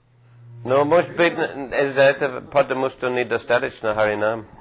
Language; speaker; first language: Russian; non-native, fluent; English